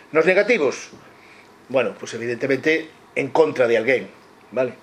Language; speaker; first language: Spanish; non-native, local second language; Galician